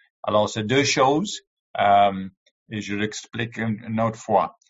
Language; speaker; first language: French; non-native, learner; English